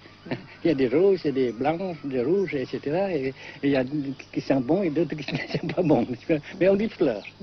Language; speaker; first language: French; non-native, fluent; Vietnamese